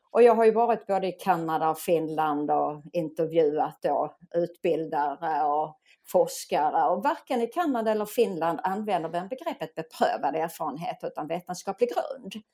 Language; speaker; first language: Swedish; native; Swedish